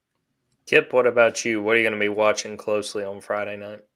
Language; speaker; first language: English; native; English